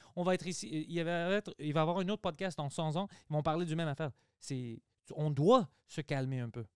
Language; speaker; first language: French; early bilingual, other home language; Greek